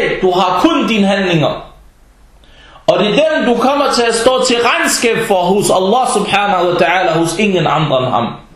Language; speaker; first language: Danish; early bilingual, other home language; Arabic